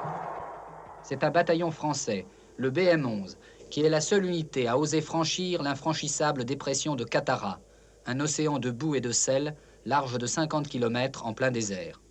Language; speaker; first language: French; native; French